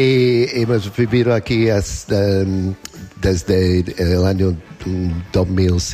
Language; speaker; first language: Spanish; non-native, learner; English